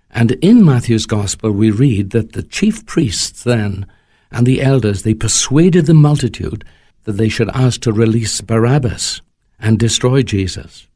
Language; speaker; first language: English; native; English